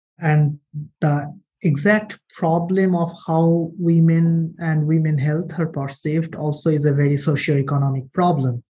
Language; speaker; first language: English; non-native, local second language; Bangla